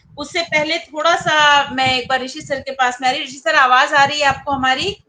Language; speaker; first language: Hindi; non-native, local second language; Maithili